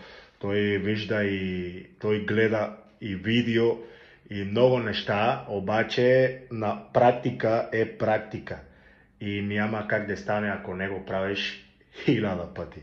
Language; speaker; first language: Bulgarian; non-native, learner; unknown